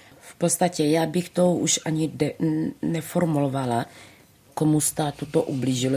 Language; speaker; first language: Czech; early bilingual, other home language; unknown